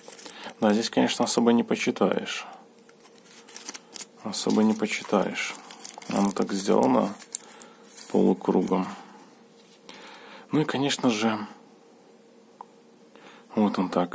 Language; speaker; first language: Russian; native; Russian